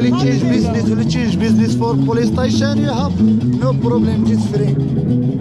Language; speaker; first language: English; non-native, learner; Arabic